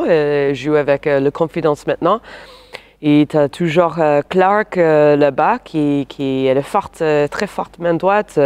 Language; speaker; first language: French; non-native, fluent; English